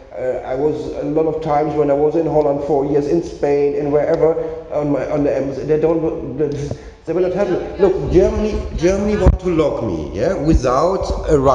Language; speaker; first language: English; non-native, learner; German